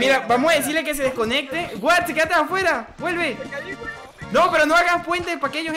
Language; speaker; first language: Spanish; native; Spanish